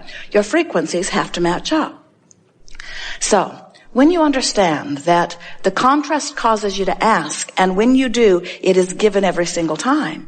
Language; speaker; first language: English; native; English